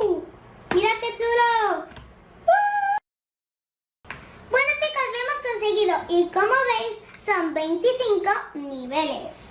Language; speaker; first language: Spanish; native; Spanish